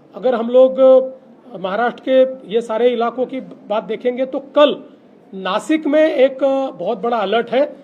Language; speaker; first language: Hindi; non-native, local second language; Marathi